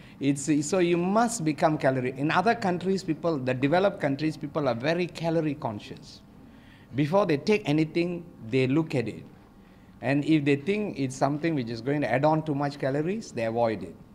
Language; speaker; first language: English; non-native, local second language; Tamil